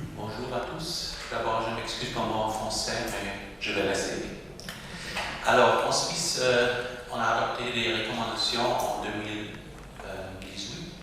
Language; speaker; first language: French; non-native, local second language; German